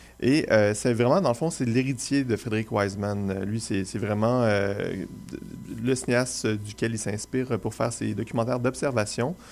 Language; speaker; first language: French; native; French